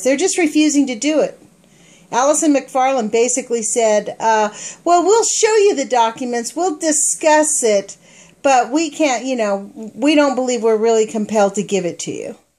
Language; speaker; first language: English; native; English